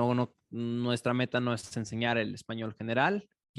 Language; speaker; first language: Spanish; native; Spanish